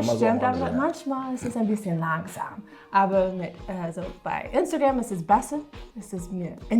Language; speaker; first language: German; non-native, learner; English